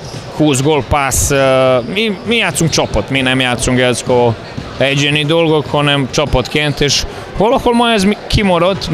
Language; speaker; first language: Hungarian; non-native, fluent; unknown